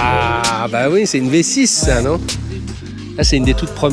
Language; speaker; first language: French; native; French